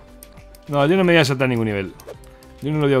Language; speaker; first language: Spanish; native; Spanish